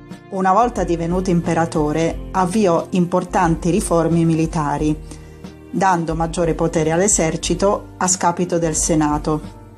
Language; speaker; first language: Italian; native; Italian